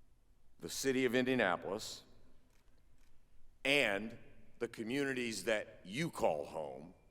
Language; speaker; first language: English; native; English